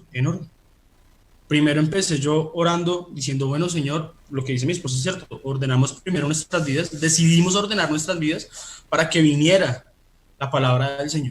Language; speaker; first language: Spanish; native; Spanish